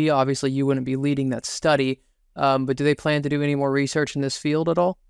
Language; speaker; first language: English; native; English